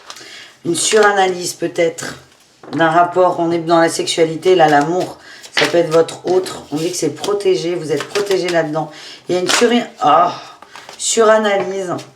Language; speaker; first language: French; native; French